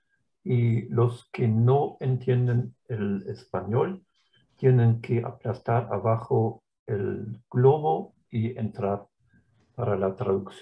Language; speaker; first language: Spanish; non-native, fluent; German